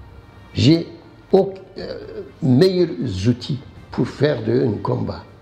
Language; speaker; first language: French; non-native, learner; Turkish